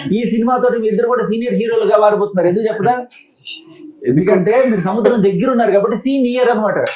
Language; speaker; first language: Telugu; native; Telugu